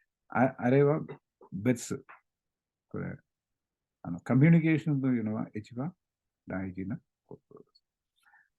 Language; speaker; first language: Japanese; non-native, learner; Malayalam